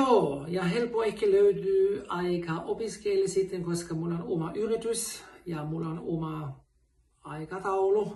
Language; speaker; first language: Finnish; non-native, fluent; German